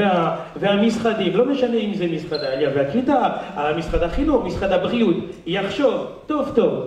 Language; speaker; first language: Hebrew; non-native, fluent; French